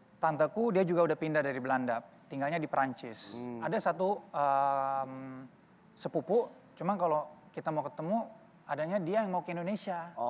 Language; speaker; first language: Indonesian; early bilingual, heritage; Dutch